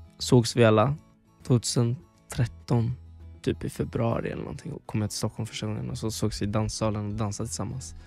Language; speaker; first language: Swedish; early bilingual, other home language; Spanish